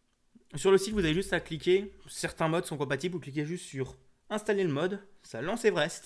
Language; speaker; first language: French; native; French